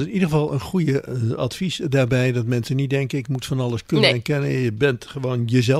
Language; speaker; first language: Dutch; native; Dutch